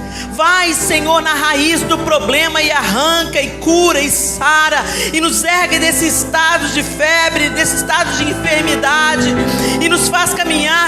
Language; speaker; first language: Portuguese; native; Portuguese